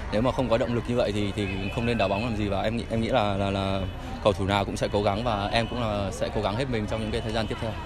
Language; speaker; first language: Vietnamese; early bilingual, heritage; Vietnamese